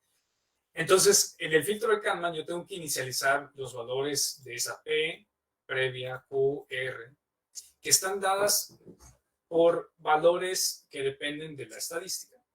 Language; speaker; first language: Spanish; native; Spanish